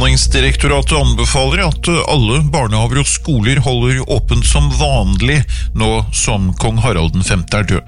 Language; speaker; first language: Norwegian; native; Norwegian